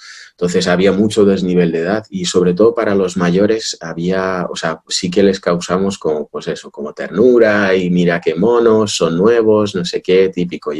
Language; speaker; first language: Spanish; early bilingual, other home language; Russian